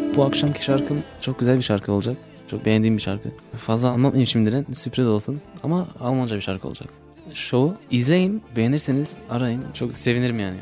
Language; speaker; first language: Turkish; early bilingual, heritage; Turkish